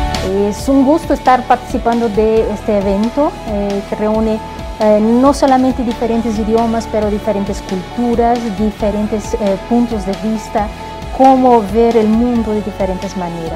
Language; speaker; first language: Spanish; non-native, fluent; English